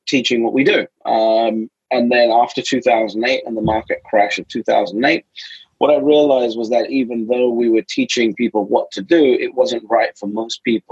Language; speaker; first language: English; native; English